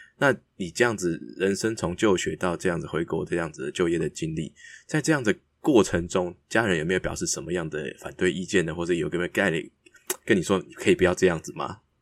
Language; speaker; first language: Chinese; native; Chinese